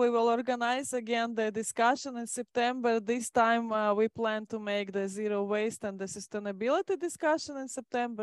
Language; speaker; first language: English; non-native, fluent; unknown